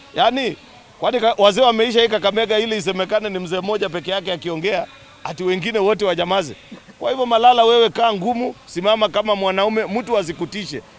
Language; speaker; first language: Swahili; non-native, local second language; Kalenjin